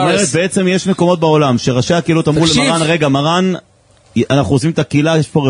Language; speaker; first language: Hebrew; native; Hebrew